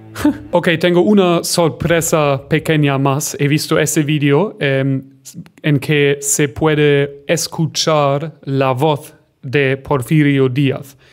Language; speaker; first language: Spanish; non-native, fluent; German